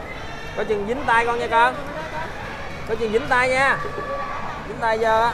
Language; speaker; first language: Vietnamese; native; Vietnamese